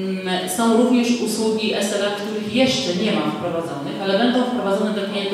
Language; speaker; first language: Polish; native; Polish